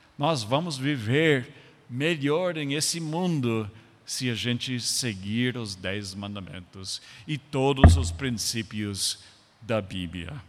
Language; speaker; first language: Portuguese; non-native, fluent; English